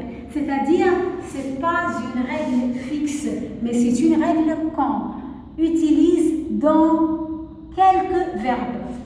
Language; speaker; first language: French; non-native, fluent; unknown